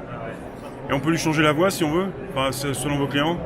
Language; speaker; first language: French; native; French